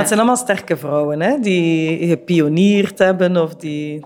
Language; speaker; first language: Dutch; native; Dutch